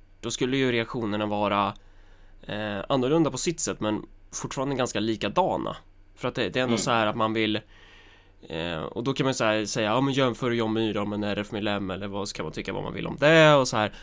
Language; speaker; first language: Swedish; native; Swedish